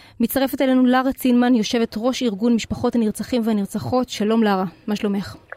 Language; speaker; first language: Hebrew; native; Hebrew